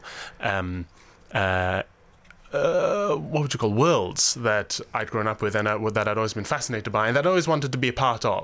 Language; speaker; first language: English; native; English